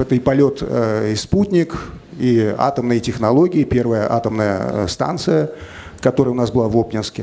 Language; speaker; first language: Russian; native; Russian